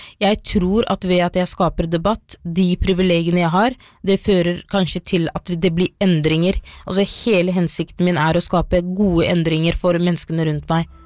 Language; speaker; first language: Norwegian; early bilingual, other home language; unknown